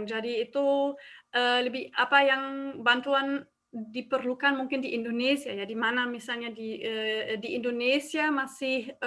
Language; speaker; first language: Indonesian; non-native, fluent; German